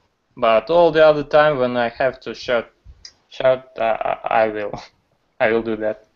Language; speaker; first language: English; non-native, learner; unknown